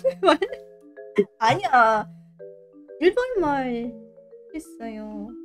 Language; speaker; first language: Korean; non-native, learner; Indonesian